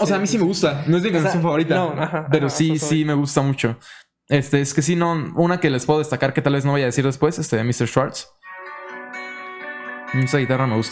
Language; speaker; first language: Spanish; native; Spanish